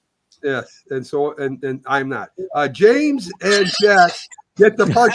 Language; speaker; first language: English; native; English